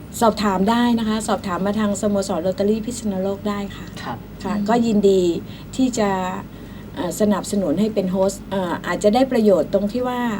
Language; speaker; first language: Thai; native; Thai